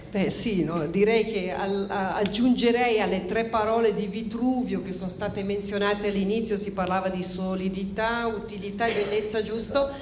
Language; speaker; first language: Italian; native; Italian